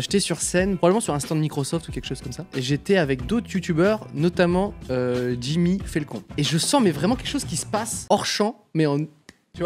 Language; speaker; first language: French; native; French